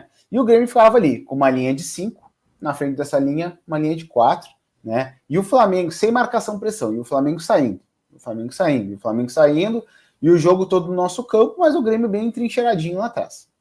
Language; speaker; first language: Portuguese; native; Portuguese